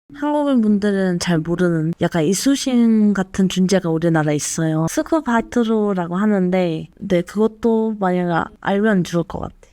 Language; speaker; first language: Korean; non-native, fluent; Mongolian